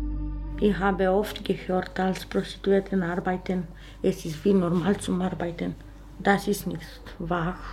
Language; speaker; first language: German; non-native, learner; Romanian